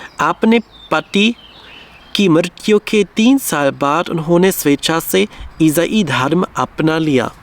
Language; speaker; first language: Hindi; non-native, learner; German